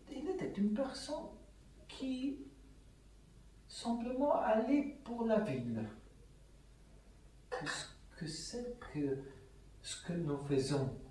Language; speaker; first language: French; non-native, fluent; Italian